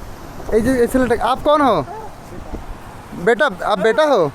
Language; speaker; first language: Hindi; non-native, local second language; Bangla